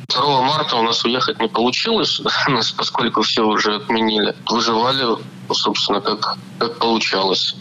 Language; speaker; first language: Russian; native; Russian